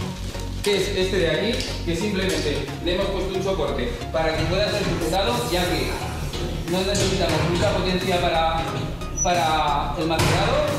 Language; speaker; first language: Spanish; native; Spanish